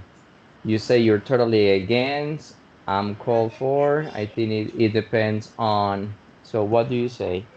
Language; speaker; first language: English; non-native, fluent; Spanish